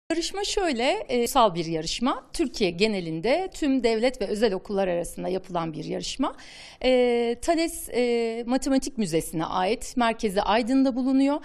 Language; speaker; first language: Turkish; native; Turkish